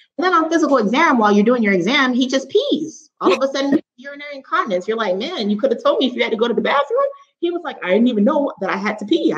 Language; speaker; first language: English; native; English